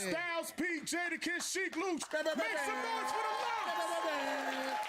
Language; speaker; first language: English; native; English